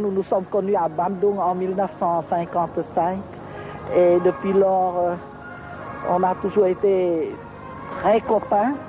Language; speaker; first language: French; non-native, local second language; Khmer